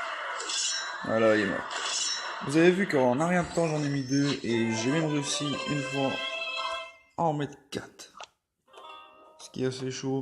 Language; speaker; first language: French; native; French